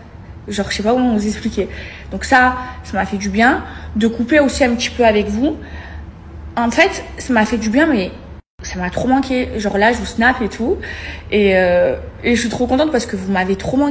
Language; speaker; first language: French; native; French